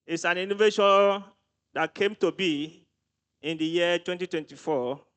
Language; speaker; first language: English; non-native, local second language; Yoruba